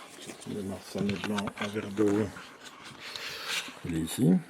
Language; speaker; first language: French; native; French